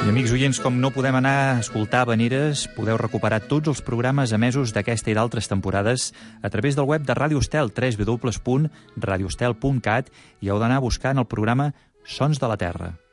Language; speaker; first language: Catalan; native; Catalan